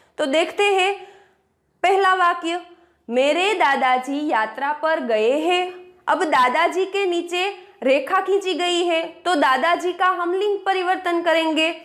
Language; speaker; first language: Hindi; non-native, local second language; Gujarati